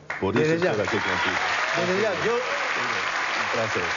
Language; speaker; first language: Spanish; non-native, learner; Portuguese